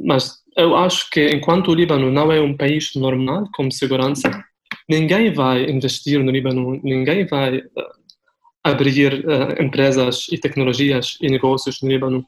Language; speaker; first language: Portuguese; non-native, fluent; Arabic